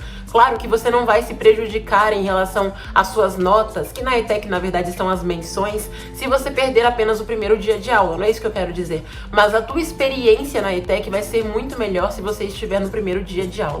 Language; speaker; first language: Portuguese; native; Portuguese